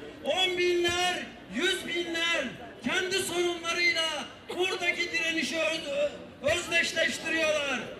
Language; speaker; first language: Turkish; native; Turkish